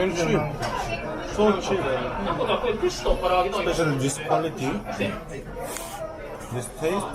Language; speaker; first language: English; non-native, fluent; Korean